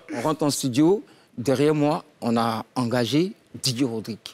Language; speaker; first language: French; non-native, local second language; Dyula